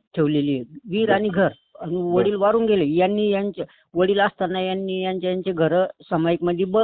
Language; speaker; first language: Marathi; native; Marathi